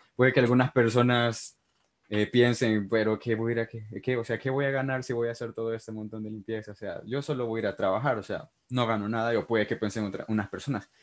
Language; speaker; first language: Spanish; native; Spanish